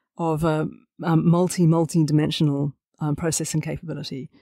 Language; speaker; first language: English; native; English